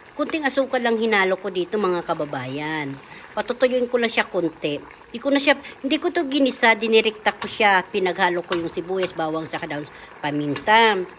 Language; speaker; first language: Filipino; native; Filipino